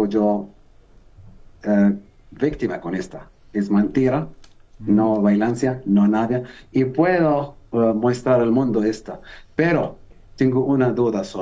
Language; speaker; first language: Spanish; non-native, learner; Arabic